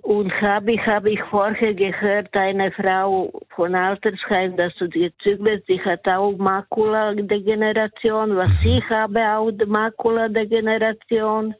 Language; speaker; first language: German; non-native, learner; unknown